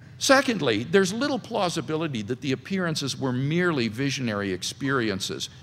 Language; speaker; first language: English; native; English